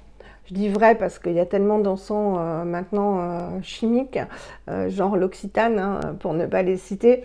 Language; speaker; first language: French; native; French